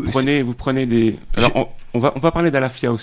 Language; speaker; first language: French; native; French